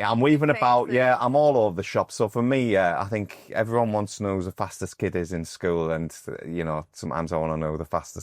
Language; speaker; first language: English; native; English